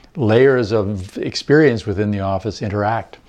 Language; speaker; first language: English; native; English